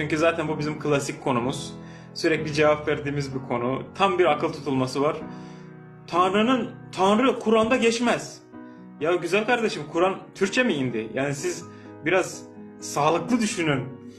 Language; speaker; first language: Turkish; non-native, local second language; Kurdish